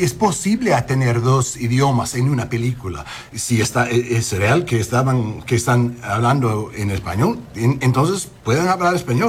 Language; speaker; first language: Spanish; early bilingual, heritage; English